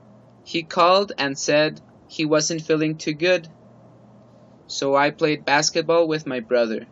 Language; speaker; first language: English; non-native, fluent; Spanish